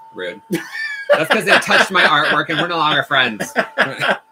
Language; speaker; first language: English; native; English